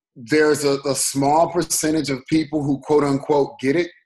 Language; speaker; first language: English; native; English